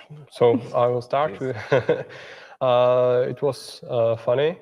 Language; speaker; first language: English; non-native, learner; Czech